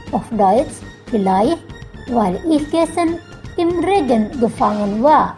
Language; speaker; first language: German; non-native, fluent; Indonesian